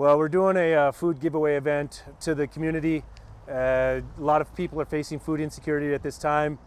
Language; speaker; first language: English; native; English